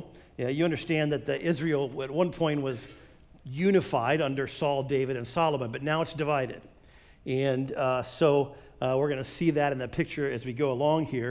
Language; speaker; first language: English; native; English